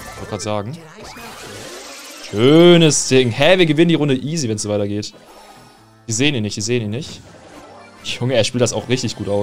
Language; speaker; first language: German; native; German